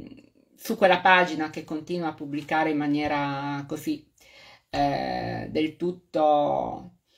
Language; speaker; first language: Italian; native; Italian